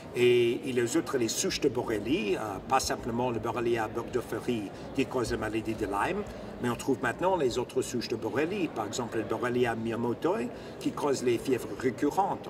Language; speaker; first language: French; non-native, fluent; English